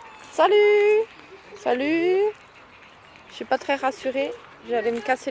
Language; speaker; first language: French; native; French